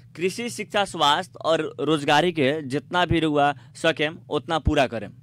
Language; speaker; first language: Bhojpuri; native; Bhojpuri